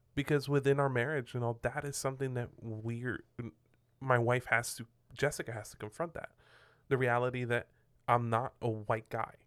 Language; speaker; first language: English; non-native, fluent; Spanish